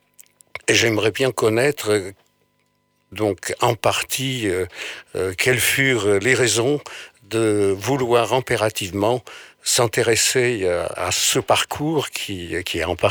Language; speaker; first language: French; non-native, fluent; Portuguese